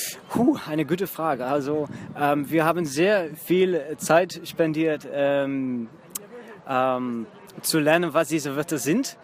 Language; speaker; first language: German; non-native, fluent; Dutch